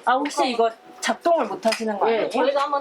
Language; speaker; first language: Korean; native; Korean